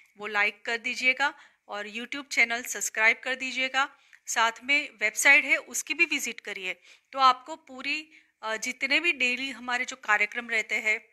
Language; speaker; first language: Hindi; non-native, local second language; Gujarati